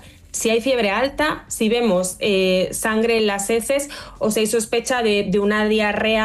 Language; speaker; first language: Spanish; native; Spanish